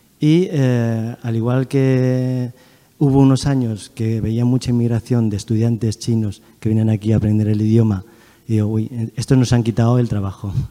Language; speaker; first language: Spanish; early bilingual, other home language; Chinese